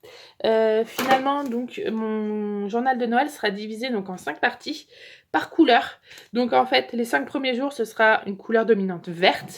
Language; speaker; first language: French; native; French